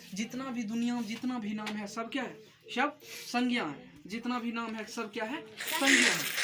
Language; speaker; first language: Hindi; native; Hindi